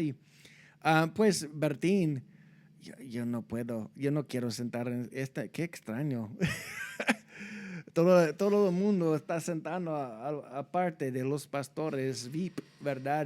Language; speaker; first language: Spanish; non-native, fluent; English